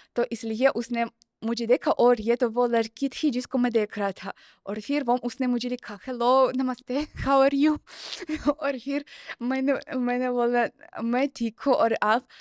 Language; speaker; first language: Hindi; non-native, fluent; Russian